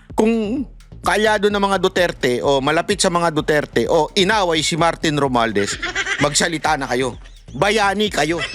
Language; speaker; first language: Filipino; native; Filipino